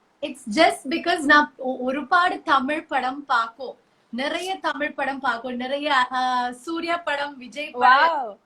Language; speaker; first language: Tamil; non-native, learner; Malayalam